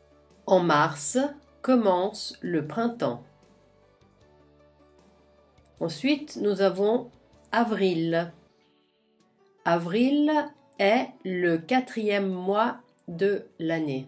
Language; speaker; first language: French; non-native, fluent; Italian